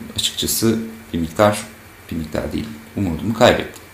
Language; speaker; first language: Turkish; native; Turkish